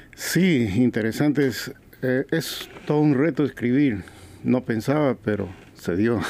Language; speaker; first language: Spanish; native; Spanish